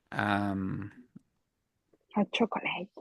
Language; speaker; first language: English; non-native, learner; Spanish